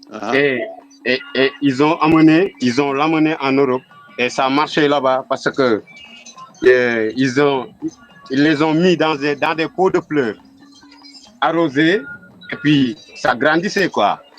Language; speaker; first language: French; non-native, local second language; Wolof